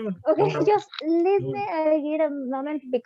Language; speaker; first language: English; non-native, learner; Spanish